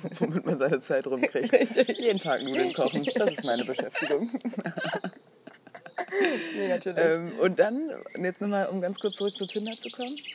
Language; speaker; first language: German; native; German